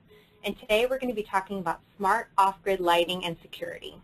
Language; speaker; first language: English; native; English